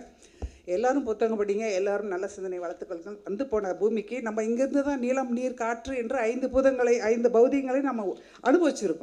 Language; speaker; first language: Tamil; native; Tamil